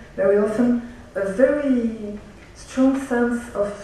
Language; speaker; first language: English; non-native, fluent; French